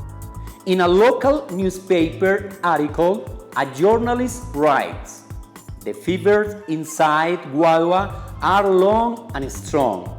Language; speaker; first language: English; non-native, fluent; Spanish